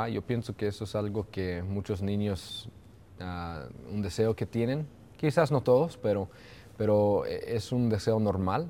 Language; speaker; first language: Spanish; early bilingual, heritage; Spanish